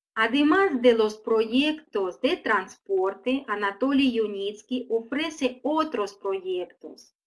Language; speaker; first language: Spanish; non-native, fluent; Uzbek